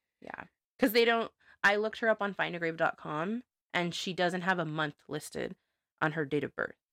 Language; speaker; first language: English; native; English